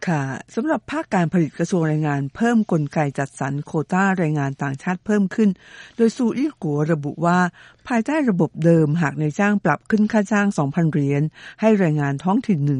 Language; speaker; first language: Thai; native; Thai